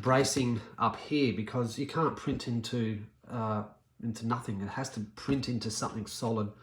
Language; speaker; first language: English; native; English